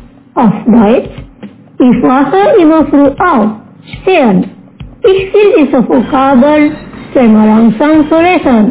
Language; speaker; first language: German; non-native, learner; Indonesian